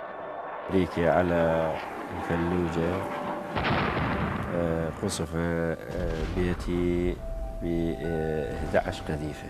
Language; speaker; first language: Arabic; native; Arabic